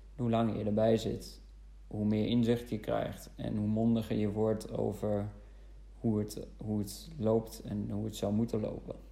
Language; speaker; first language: Dutch; non-native, fluent; German